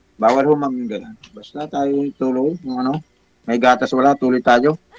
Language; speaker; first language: Filipino; native; Filipino